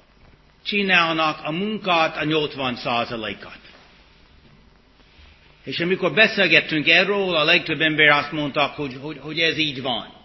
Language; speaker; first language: Hungarian; non-native, fluent; English